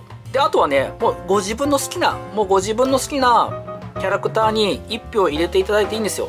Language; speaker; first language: Japanese; native; Japanese